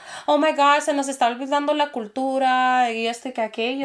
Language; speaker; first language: Spanish; early bilingual, heritage; Spanish